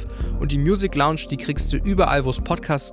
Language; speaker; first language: German; native; German